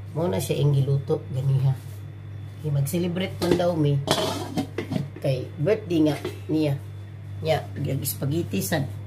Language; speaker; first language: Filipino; non-native, local second language; Cebuano